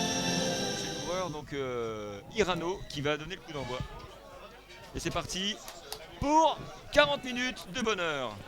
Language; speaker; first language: French; native; French